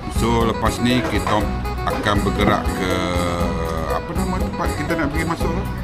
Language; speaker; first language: Malay; native; Malay